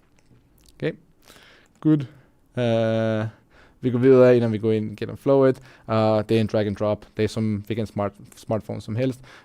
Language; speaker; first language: Danish; non-native, fluent; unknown